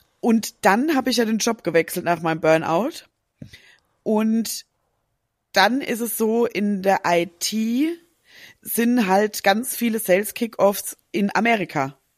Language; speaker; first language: German; native; German